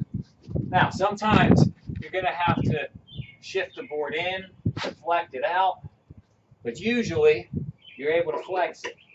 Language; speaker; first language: English; native; English